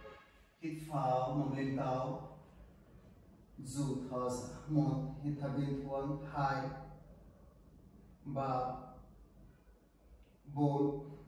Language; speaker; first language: Vietnamese; non-native, learner; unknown